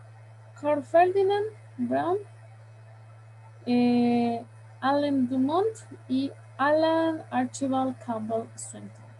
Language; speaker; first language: English; non-native, learner; Spanish